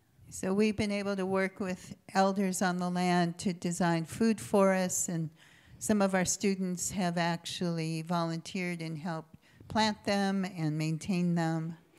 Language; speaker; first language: English; native; English